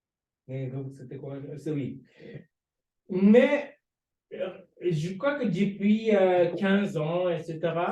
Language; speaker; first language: French; non-native, fluent; Japanese